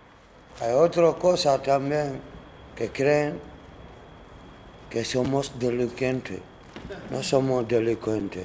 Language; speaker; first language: Spanish; non-native, learner; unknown